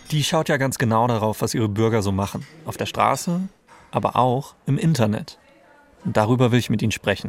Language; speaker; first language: German; native; German